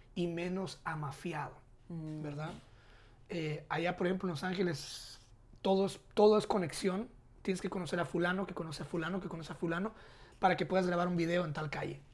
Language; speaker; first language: Spanish; early bilingual, heritage; Spanish